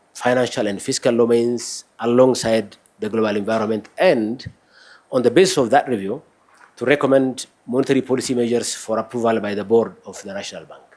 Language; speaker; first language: English; non-native, local second language; Amharic